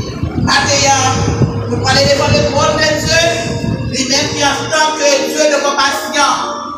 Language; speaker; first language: French; non-native, local second language; Haitian Creole